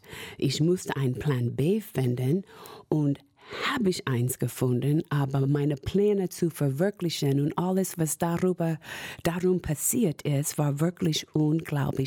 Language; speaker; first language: German; non-native, fluent; English